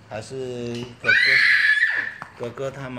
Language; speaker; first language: Chinese; native; Chinese